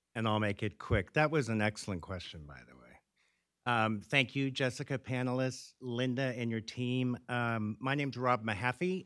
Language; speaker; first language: English; native; English